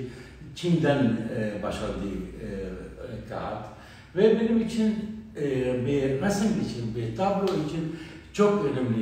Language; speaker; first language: Turkish; non-native, learner; Arabic